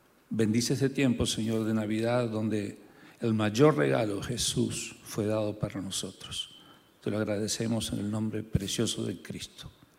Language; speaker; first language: Spanish; native; Spanish